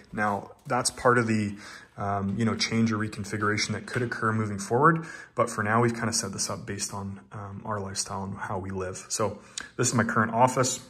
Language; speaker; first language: English; native; English